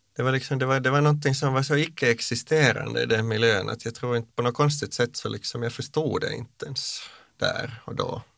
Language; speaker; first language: Swedish; native; Swedish